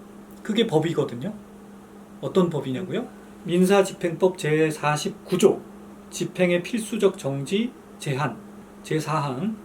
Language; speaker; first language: Korean; native; Korean